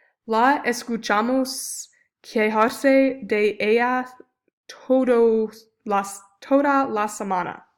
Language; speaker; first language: Spanish; non-native, learner; English